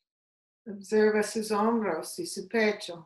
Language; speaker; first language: Spanish; non-native, learner; English